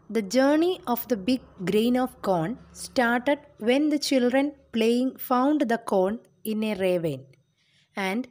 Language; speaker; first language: English; non-native, local second language; Malayalam